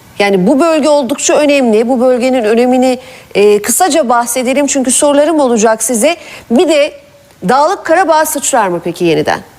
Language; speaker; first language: Turkish; native; Turkish